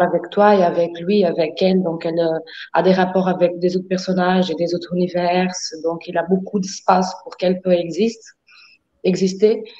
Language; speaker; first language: French; non-native, fluent; Portuguese